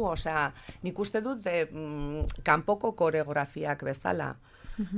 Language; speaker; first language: Basque; non-native, local second language; Spanish